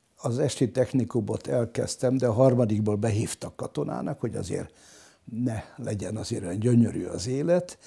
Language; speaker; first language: Hungarian; non-native, local second language; German